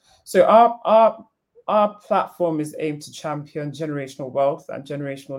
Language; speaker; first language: English; non-native, local second language; Yoruba